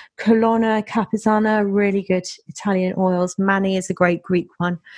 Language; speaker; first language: English; native; English